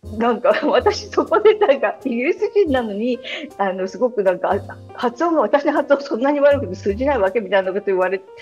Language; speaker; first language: Japanese; native; Japanese